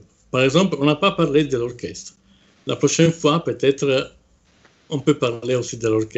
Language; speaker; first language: French; non-native, fluent; Italian